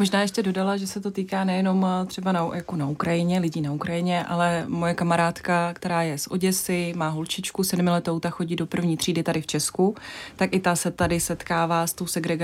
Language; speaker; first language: Czech; non-native, fluent; Russian